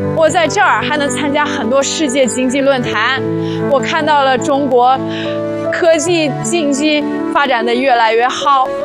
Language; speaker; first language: Chinese; non-native, fluent; Russian